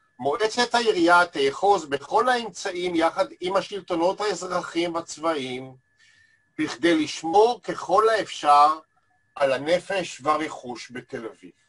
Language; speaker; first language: Hebrew; native; Hebrew